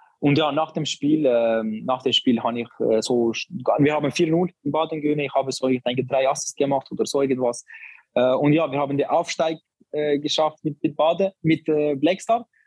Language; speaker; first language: German; non-native, learner; Albanian